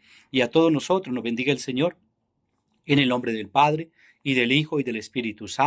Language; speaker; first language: Spanish; native; Spanish